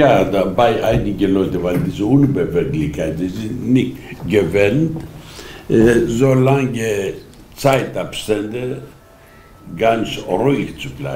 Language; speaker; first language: German; non-native, fluent; Greek